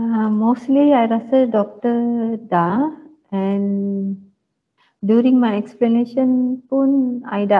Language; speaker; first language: English; non-native, local second language; Malay